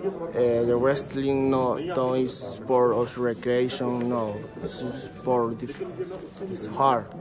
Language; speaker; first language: English; non-native, learner; Spanish